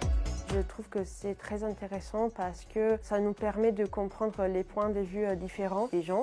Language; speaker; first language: French; non-native, fluent; Italian